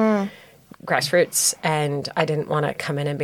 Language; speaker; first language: English; native; English